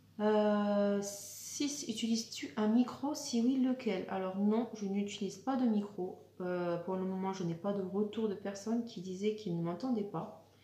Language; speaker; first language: French; native; French